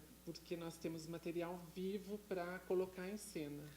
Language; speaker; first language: Portuguese; native; Portuguese